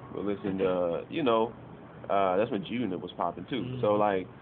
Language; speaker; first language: English; native; English